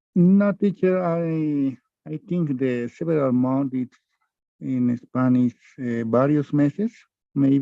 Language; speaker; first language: English; non-native, learner; Spanish